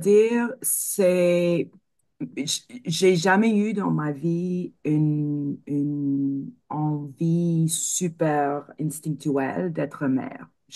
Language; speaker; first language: French; non-native, fluent; English